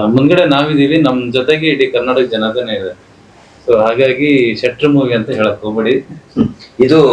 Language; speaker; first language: Kannada; native; Kannada